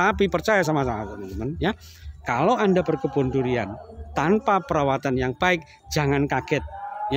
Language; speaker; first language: Indonesian; native; Indonesian